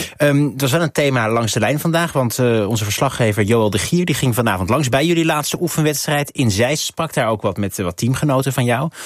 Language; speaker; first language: Dutch; native; Dutch